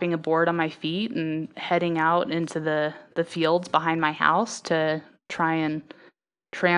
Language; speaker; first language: English; native; English